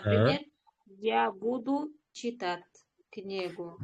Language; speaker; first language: Russian; non-native, learner; Uzbek